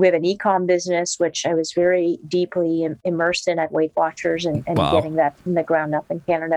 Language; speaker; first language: English; non-native, fluent; French